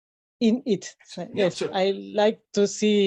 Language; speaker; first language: English; non-native, learner; Spanish